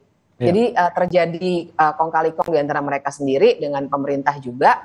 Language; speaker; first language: Indonesian; native; Indonesian